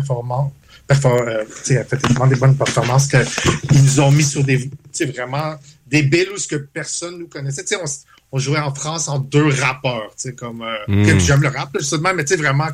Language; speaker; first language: French; native; French